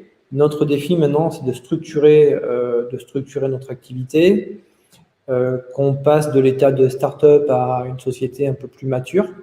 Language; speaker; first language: French; native; French